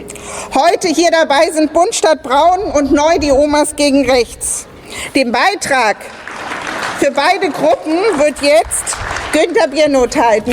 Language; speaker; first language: German; native; German